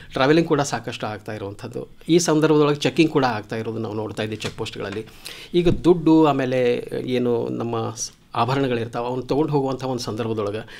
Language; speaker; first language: Kannada; native; Kannada